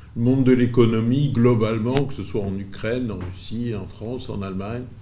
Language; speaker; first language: French; native; French